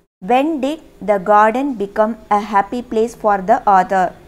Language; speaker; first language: English; non-native, local second language; Tamil